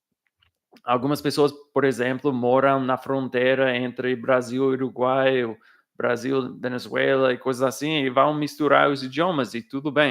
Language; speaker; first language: Portuguese; non-native, fluent; English